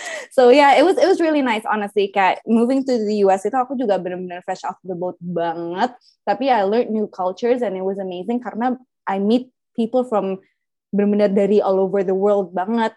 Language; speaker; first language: English; early bilingual, other home language; Indonesian